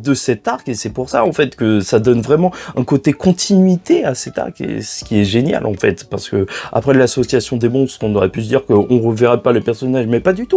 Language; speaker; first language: French; native; French